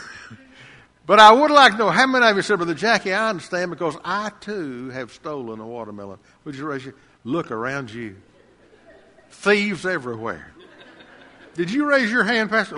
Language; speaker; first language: English; native; English